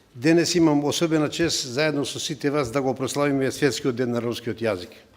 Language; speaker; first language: Macedonian; non-native, local second language; Romany